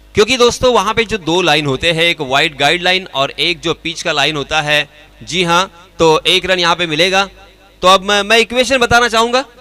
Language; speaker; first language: Hindi; non-native, local second language; Marathi